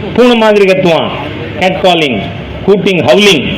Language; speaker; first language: Tamil; native; Tamil